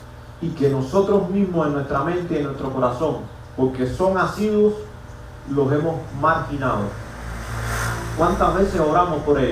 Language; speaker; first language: Spanish; native; Spanish